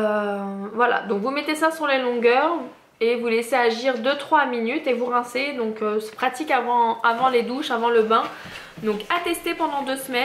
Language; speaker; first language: French; native; French